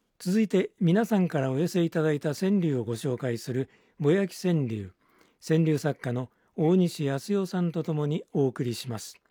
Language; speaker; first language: Japanese; native; Japanese